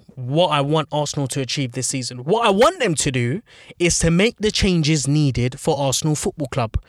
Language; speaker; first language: English; native; English